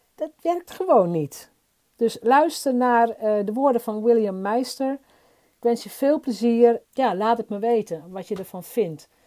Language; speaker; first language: Dutch; native; Dutch